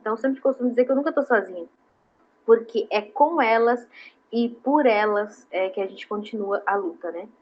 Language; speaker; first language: Portuguese; non-native, local second language; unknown